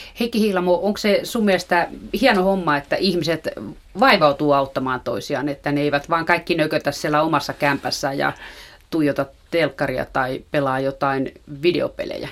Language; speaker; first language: Finnish; native; Finnish